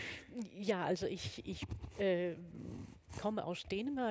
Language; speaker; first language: German; non-native, fluent; Danish